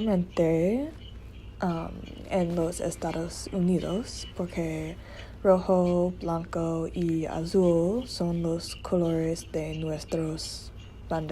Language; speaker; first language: Spanish; non-native, learner; English